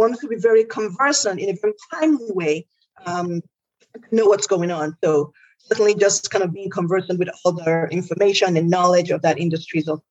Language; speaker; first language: English; non-native, local second language; Yoruba